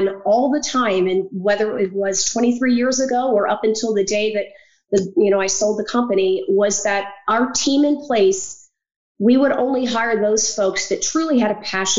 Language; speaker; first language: English; native; English